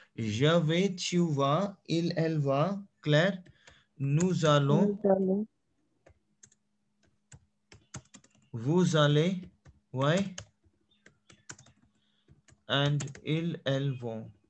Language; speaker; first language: French; non-native, fluent; Hindi